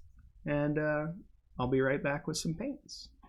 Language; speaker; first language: English; native; English